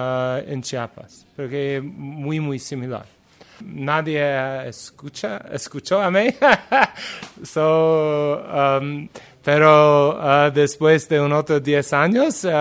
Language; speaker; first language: Spanish; non-native, learner; English